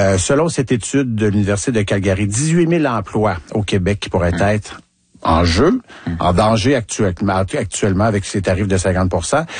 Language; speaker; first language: French; native; French